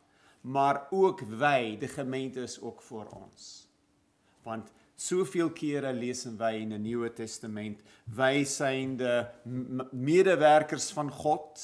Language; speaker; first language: Dutch; non-native, fluent; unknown